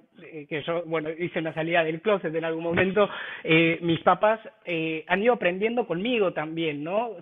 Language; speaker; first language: Spanish; native; Spanish